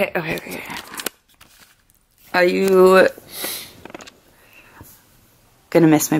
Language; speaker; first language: English; native; English